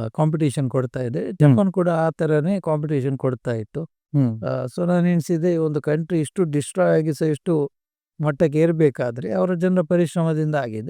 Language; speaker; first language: Kannada; native; Kannada